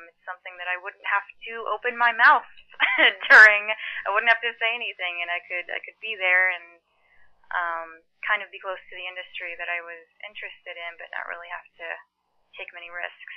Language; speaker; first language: English; early bilingual, other home language; Chinese